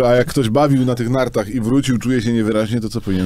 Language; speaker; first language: Polish; native; Polish